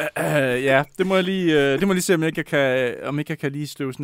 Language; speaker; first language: Danish; native; Danish